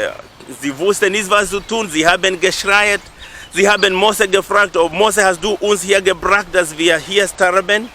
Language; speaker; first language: German; non-native, learner; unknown